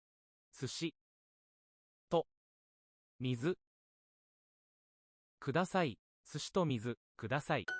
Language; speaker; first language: Japanese; non-native, learner; English